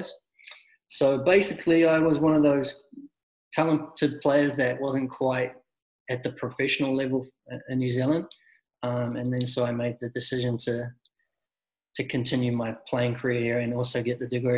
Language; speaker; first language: English; native; English